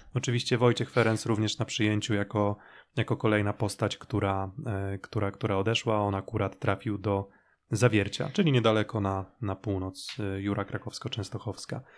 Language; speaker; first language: Polish; native; Polish